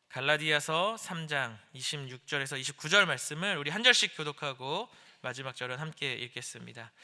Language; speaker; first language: Korean; native; Korean